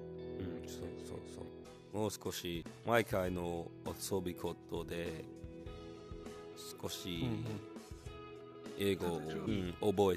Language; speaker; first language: Japanese; non-native, learner; English